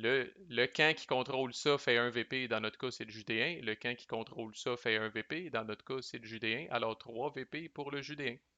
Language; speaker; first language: French; native; French